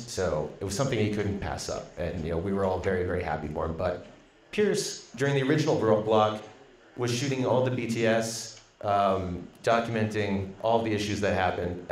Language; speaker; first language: English; native; English